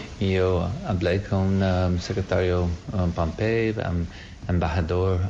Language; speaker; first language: Spanish; non-native, learner; English